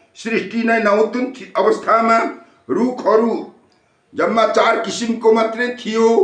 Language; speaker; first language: Nepali; non-native, local second language; Limburgish